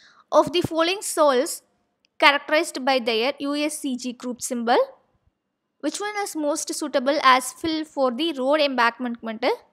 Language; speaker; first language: English; non-native, local second language; Tamil